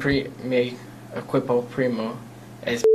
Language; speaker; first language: Spanish; non-native, learner; English